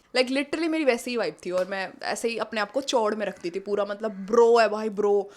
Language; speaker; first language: Hindi; native; Hindi